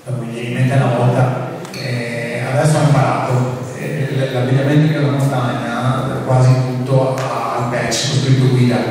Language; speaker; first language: Italian; non-native, local second language; Venetian